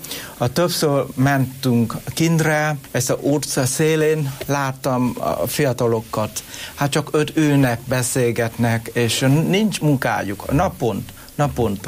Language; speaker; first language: Hungarian; non-native, learner; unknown